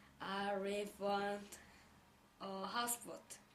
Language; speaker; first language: English; non-native, learner; Korean